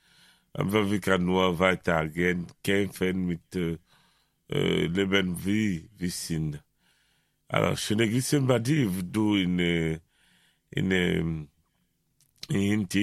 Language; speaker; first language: German; non-native, learner; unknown